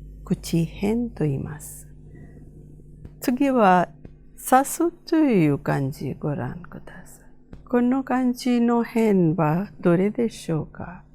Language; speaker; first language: Japanese; non-native, fluent; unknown